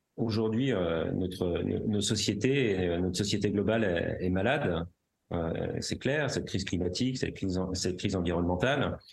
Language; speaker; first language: French; native; French